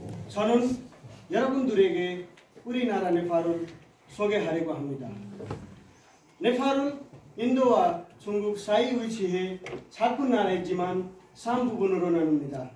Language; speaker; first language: Korean; non-native, learner; Nepali